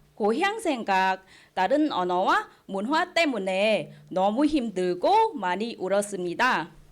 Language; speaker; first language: Korean; non-native, fluent; Vietnamese